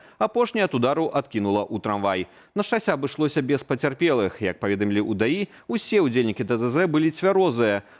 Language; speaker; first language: Belarusian; native; Belarusian